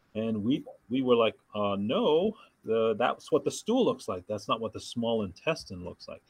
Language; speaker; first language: English; native; English